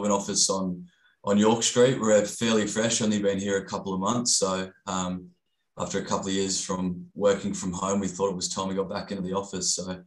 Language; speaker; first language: English; native; English